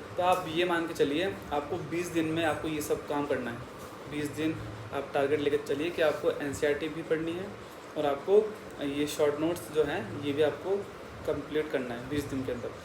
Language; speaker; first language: Hindi; native; Hindi